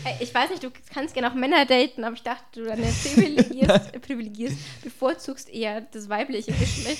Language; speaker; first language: German; native; German